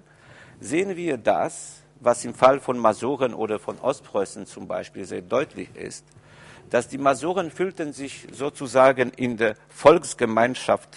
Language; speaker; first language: German; non-native, fluent; Polish